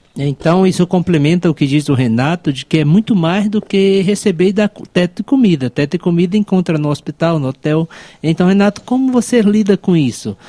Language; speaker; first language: Portuguese; native; Portuguese